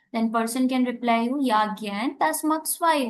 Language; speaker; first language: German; non-native, learner; Hindi